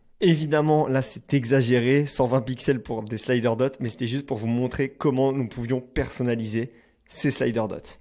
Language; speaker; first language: French; native; French